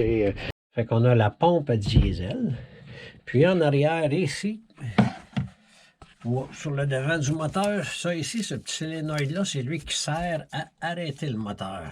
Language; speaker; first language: French; native; French